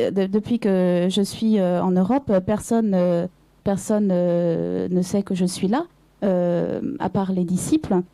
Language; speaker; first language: French; native; French